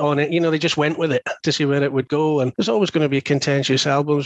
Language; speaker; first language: English; native; English